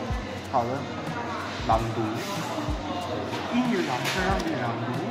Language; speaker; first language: Chinese; non-native, fluent; English